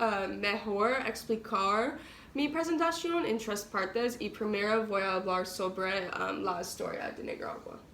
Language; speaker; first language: Spanish; non-native, learner; English